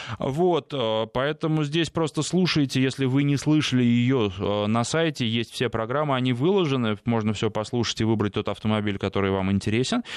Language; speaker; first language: Russian; native; Russian